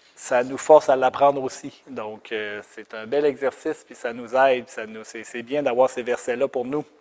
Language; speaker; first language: French; native; French